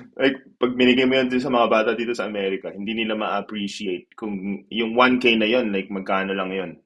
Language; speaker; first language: Filipino; early bilingual, heritage; Filipino